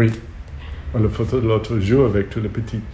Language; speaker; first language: French; non-native, learner; Hebrew